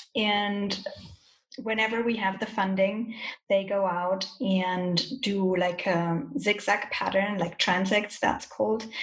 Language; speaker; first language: English; non-native, fluent; German